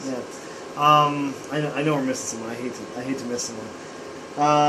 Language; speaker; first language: English; native; English